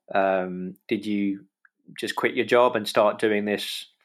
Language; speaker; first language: English; native; English